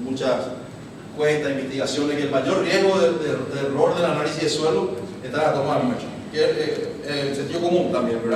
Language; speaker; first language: Spanish; native; Spanish